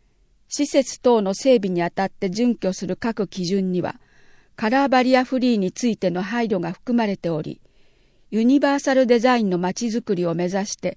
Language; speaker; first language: Japanese; native; Japanese